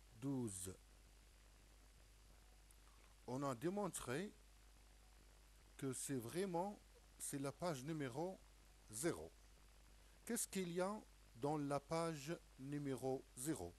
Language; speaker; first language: French; non-native, local second language; Arabic